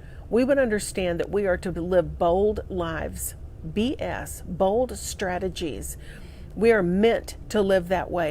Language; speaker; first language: English; native; English